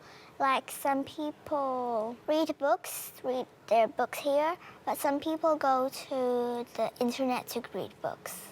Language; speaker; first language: English; non-native, fluent; Vietnamese